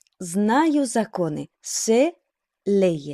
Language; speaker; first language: Russian; non-native, fluent; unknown